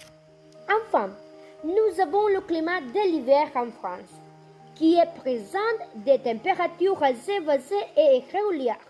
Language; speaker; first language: French; non-native, learner; Spanish